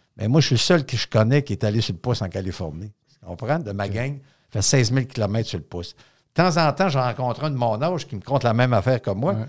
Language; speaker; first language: French; native; French